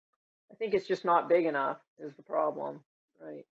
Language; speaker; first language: English; native; English